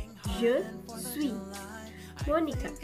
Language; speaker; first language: French; non-native, learner; Indonesian